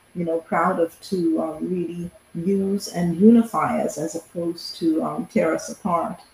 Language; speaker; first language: English; native; English